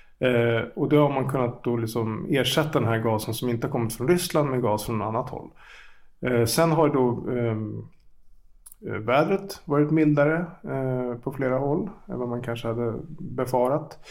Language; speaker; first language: Swedish; native; Swedish